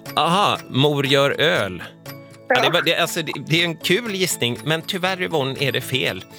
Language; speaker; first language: Swedish; native; Swedish